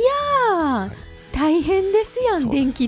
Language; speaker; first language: Japanese; native; Japanese